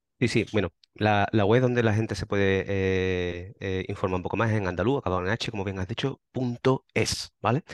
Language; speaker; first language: Spanish; native; Spanish